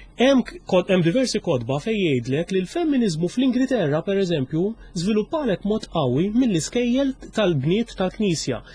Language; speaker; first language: Maltese; native; Maltese